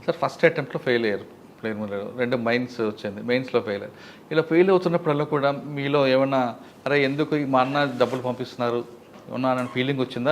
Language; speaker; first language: Telugu; native; Telugu